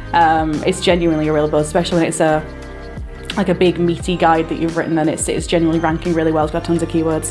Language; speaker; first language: English; native; English